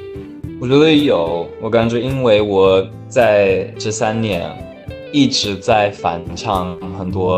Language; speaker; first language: Chinese; non-native, fluent; English